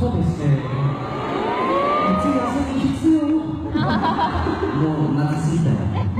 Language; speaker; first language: Japanese; non-native, learner; Korean